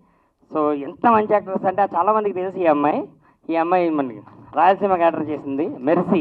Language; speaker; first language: Telugu; native; Telugu